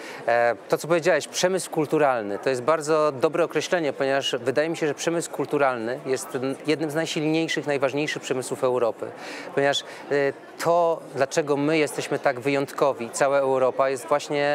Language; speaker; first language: Polish; native; Polish